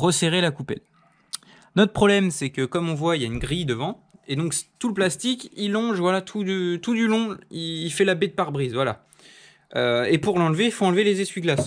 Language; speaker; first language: French; native; French